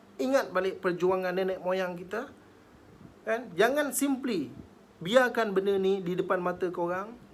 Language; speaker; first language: Malay; native; Malay